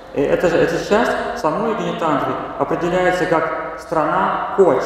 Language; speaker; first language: Russian; native; Russian